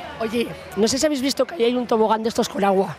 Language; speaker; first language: Spanish; native; Spanish